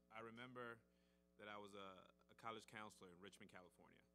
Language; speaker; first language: English; native; English